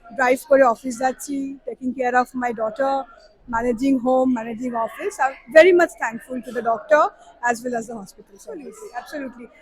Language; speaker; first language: English; non-native, local second language; Bangla